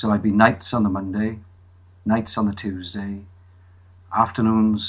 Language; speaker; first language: English; native; English